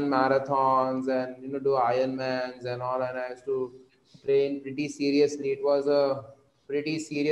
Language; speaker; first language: English; non-native, local second language; Marathi